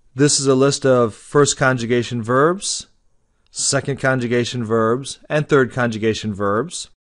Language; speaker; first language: English; native; English